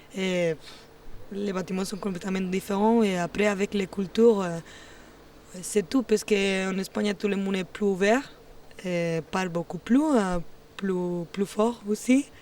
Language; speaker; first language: French; non-native, learner; Spanish